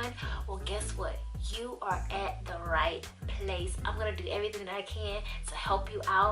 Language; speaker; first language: English; native; English